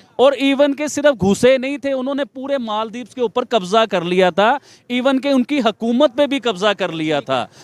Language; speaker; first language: Urdu; non-native, local second language; Punjabi